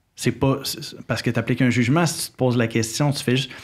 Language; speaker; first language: French; native; French